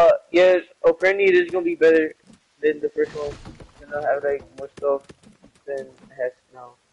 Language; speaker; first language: English; early bilingual, other home language; Spanish